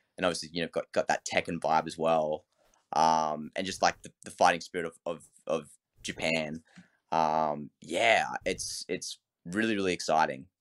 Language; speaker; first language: English; native; English